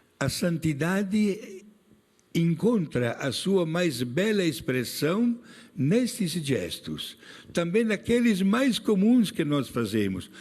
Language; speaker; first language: Portuguese; non-native, fluent; Italian